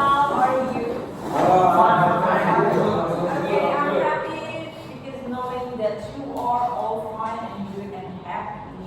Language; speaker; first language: English; non-native, learner; Indonesian